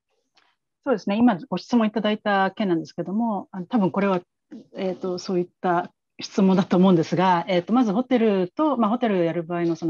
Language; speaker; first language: Japanese; native; Japanese